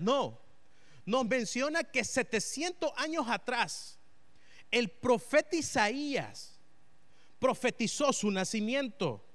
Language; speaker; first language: Spanish; native; Spanish